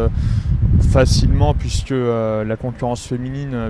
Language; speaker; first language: French; native; French